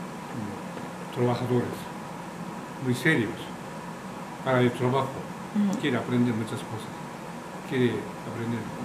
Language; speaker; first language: Spanish; non-native, learner; Japanese